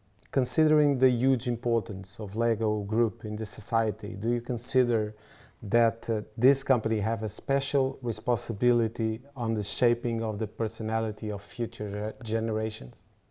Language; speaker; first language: English; non-native, fluent; Portuguese